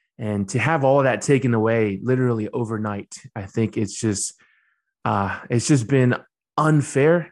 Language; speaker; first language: English; early bilingual, other home language; Burmese